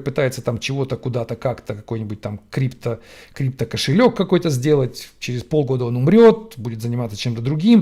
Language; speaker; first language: Russian; native; Russian